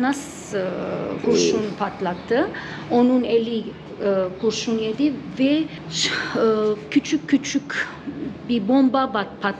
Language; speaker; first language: Turkish; non-native, fluent; Arabic